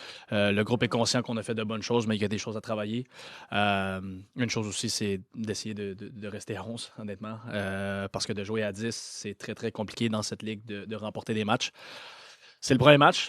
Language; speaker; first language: French; native; French